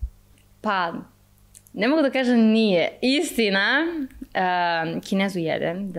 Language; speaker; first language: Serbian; non-native, learner; Chinese